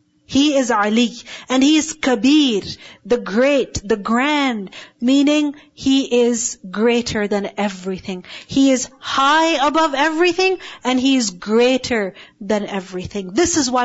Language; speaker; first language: English; non-native, local second language; Urdu